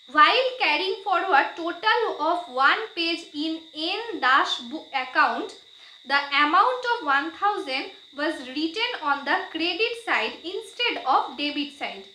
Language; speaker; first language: English; non-native, local second language; Bangla